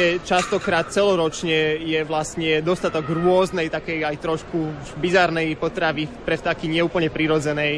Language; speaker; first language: Slovak; native; Slovak